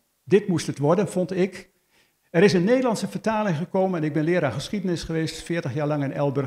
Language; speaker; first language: Dutch; native; Dutch